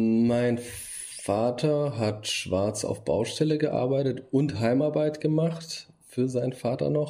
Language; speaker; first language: German; early bilingual, other home language; Bosnian